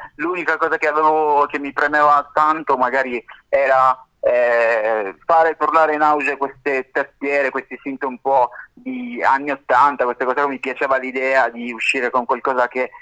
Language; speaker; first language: Italian; native; Italian